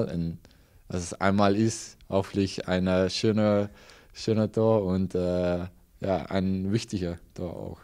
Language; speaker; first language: German; non-native, learner; Dutch